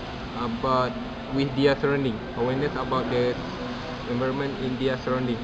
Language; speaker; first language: English; non-native, local second language; Malay